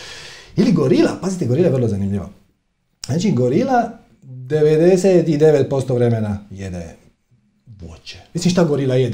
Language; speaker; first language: Croatian; native; Croatian